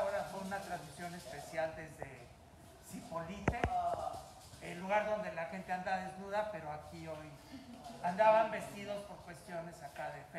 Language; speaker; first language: Spanish; native; Spanish